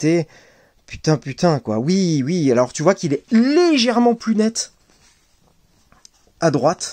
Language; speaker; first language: French; native; French